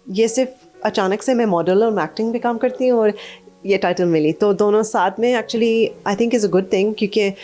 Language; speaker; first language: Hindi; early bilingual, other home language; English